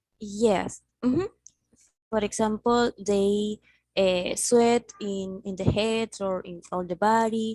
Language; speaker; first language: English; non-native, learner; Spanish